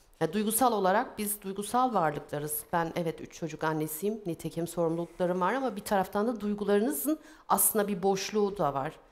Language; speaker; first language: Turkish; early bilingual, heritage; Turkish